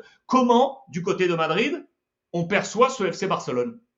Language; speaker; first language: French; native; French